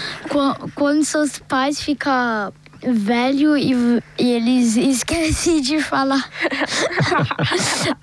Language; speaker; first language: Portuguese; early bilingual, heritage; Portuguese